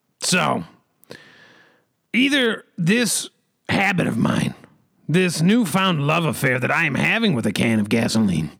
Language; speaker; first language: English; native; English